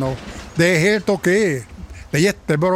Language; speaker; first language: Swedish; non-native, fluent; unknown